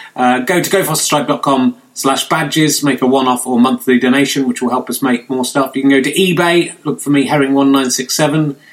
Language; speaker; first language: English; native; English